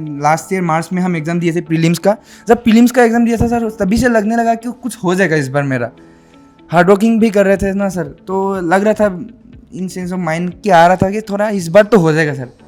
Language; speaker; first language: Hindi; non-native, local second language; Assamese